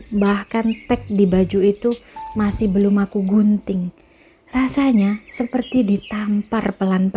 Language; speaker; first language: Indonesian; native; Indonesian